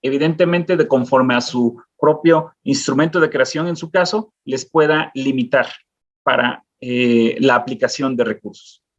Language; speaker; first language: Spanish; native; Spanish